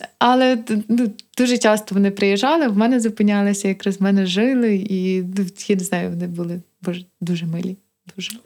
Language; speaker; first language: Ukrainian; native; Ukrainian